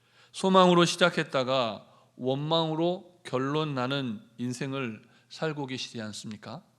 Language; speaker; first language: Korean; native; Korean